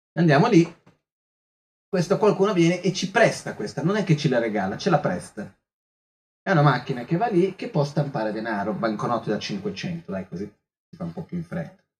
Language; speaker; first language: Italian; non-native, fluent; Portuguese